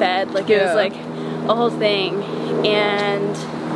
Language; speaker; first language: English; early bilingual, other home language; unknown